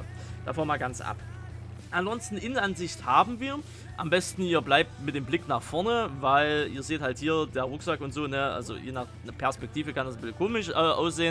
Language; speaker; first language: German; native; German